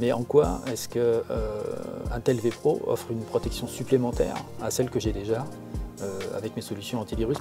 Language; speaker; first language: French; native; French